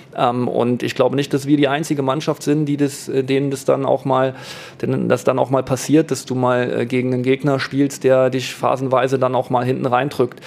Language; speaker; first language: German; native; German